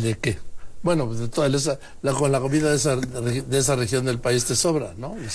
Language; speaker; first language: Spanish; native; Spanish